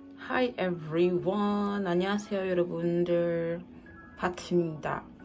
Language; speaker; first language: Korean; non-native, fluent; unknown